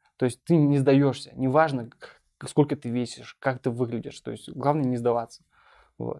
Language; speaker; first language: Russian; non-native, local second language; Bashkir